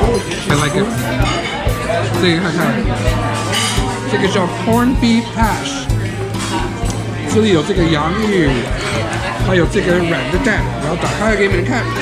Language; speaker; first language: Chinese; non-native, fluent; English